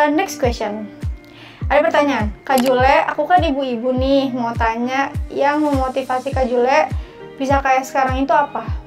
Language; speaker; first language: Indonesian; native; Indonesian